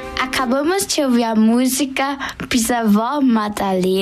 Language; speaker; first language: Portuguese; early bilingual, heritage; Portuguese